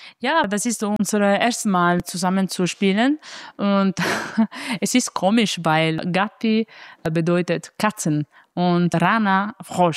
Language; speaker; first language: German; non-native, fluent; Italian